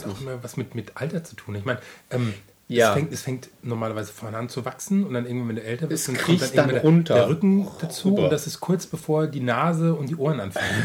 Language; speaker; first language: German; native; German